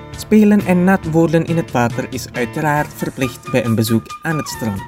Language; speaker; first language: Dutch; non-native, fluent; Indonesian